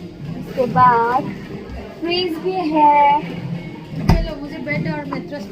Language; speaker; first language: Hindi; non-native, local second language; Assamese